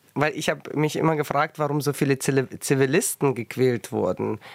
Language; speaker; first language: German; early bilingual, other home language; Russian